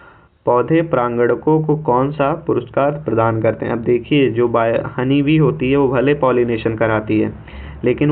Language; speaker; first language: Hindi; native; Hindi